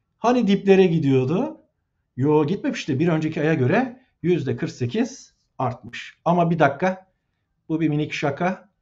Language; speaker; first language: Turkish; native; Turkish